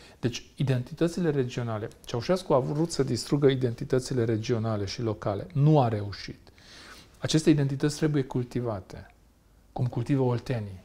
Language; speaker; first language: Romanian; non-native, local second language; Hungarian